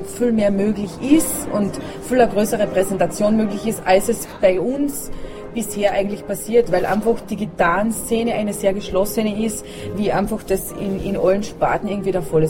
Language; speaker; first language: German; native; German